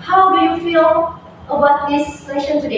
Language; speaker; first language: English; non-native, learner; Indonesian